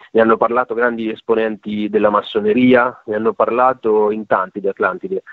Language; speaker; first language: Italian; native; Italian